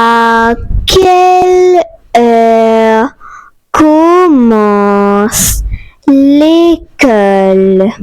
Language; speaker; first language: French; non-native, fluent; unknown